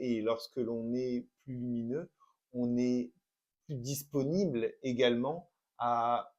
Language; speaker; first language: French; native; French